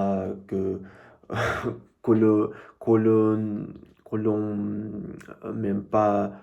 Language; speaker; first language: French; non-native, fluent; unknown